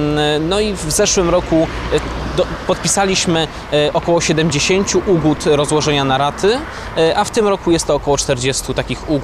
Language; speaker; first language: Polish; native; Polish